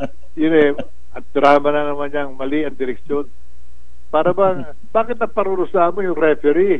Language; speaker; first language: Filipino; native; Filipino